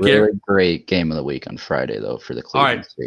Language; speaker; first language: English; native; English